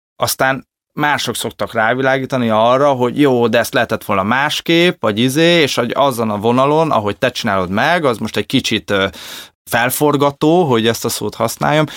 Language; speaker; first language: Hungarian; native; Hungarian